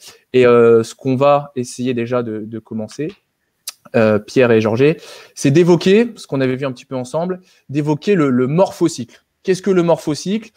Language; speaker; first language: French; native; French